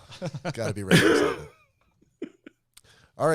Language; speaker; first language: English; native; English